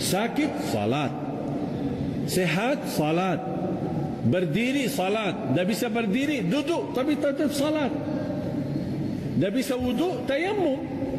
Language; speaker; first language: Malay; non-native, fluent; Arabic